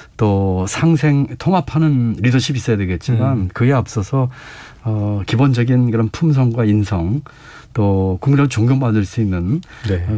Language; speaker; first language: Korean; native; Korean